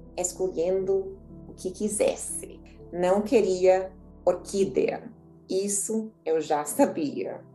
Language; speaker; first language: Portuguese; non-native, fluent; English